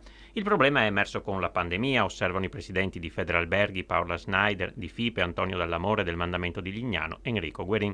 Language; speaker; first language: Italian; native; Italian